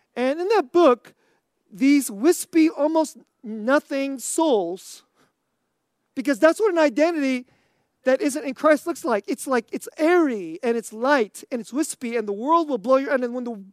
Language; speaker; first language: English; native; English